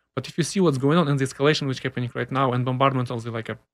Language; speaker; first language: English; non-native, fluent; Ukrainian